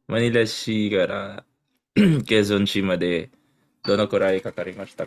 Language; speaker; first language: Japanese; non-native, learner; Filipino